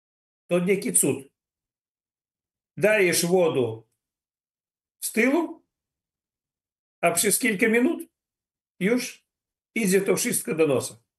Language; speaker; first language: Polish; non-native, learner; Ukrainian